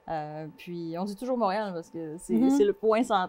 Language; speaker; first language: French; non-native, fluent; Portuguese